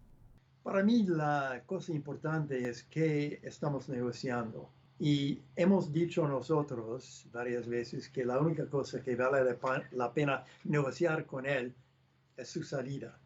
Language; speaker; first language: Spanish; non-native, fluent; English